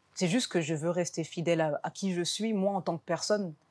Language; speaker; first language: French; native; French